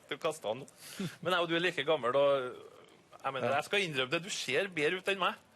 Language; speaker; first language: Norwegian; native; Norwegian